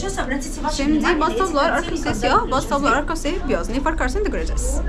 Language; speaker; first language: Turkish; non-native, learner; Arabic